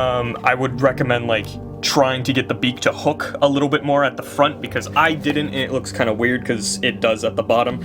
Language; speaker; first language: English; native; English